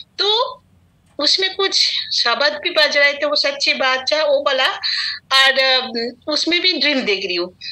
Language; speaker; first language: Hindi; non-native, local second language; Bangla